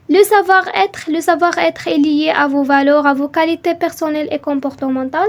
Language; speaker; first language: French; non-native, local second language; Arabic